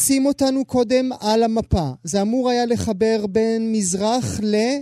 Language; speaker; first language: Hebrew; native; Hebrew